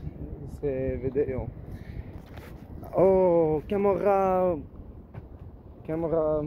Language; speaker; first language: French; non-native, learner; English